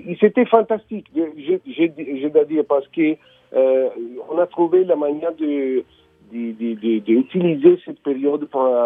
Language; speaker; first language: French; non-native, learner; Italian